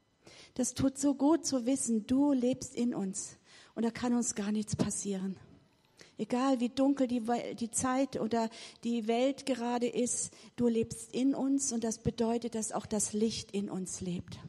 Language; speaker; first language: German; native; German